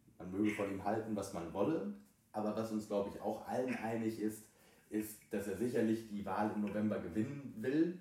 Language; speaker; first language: German; native; German